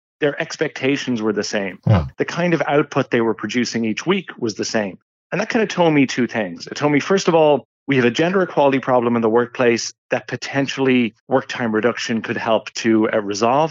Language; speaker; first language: English; native; English